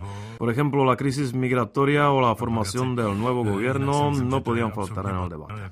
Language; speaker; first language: Spanish; native; Spanish